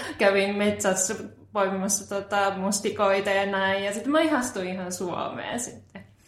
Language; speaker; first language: Finnish; non-native, fluent; Japanese